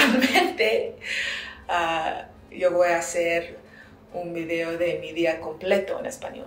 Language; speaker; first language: Spanish; non-native, learner; English